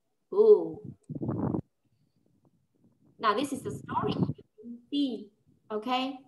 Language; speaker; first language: English; non-native, fluent; Vietnamese